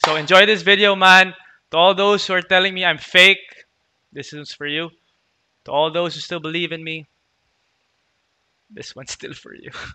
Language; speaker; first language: English; non-native, local second language; Filipino